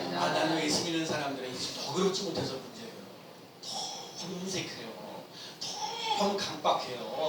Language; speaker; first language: Korean; native; Korean